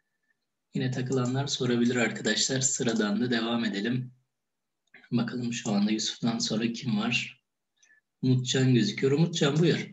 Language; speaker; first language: Turkish; native; Turkish